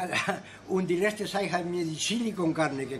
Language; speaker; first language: German; non-native, fluent; Spanish